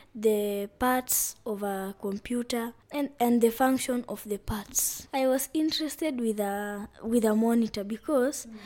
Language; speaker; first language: English; non-native, local second language; Luyia